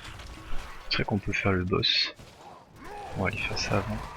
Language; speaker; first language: French; native; French